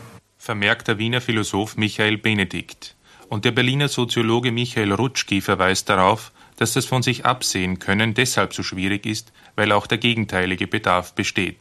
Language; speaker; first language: German; native; German